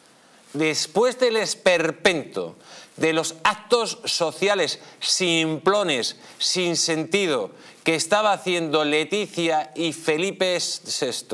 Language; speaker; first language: Spanish; native; Spanish